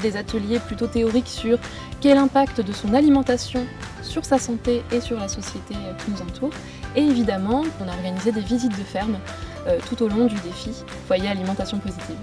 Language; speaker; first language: French; native; French